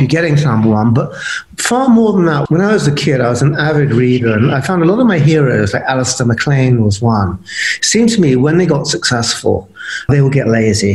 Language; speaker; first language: English; native; English